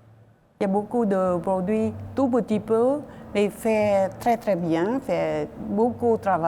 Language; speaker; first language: French; non-native, learner; Vietnamese